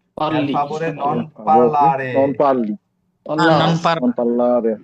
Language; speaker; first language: Italian; non-native, learner; Bangla